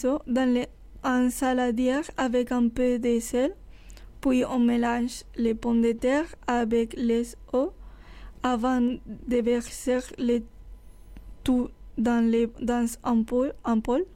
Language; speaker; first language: French; non-native, learner; Spanish